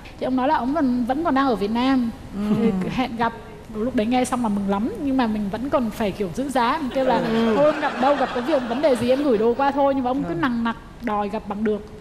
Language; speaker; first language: Vietnamese; native; Vietnamese